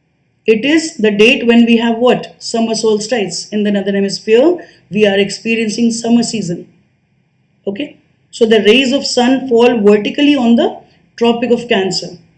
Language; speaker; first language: English; non-native, local second language; Hindi